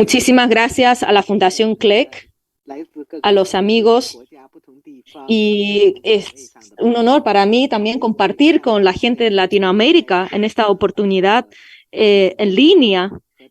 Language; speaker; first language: Spanish; non-native, fluent; Chinese